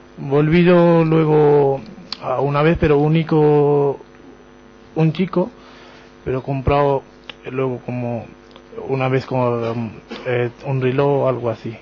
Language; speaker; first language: Spanish; non-native, learner; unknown